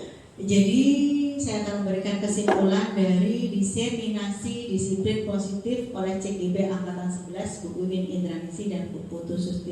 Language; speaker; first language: Indonesian; native; Indonesian